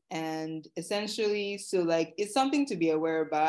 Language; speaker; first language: English; non-native, local second language; Yoruba